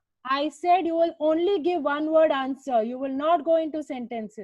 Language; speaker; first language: English; non-native, local second language; Hindi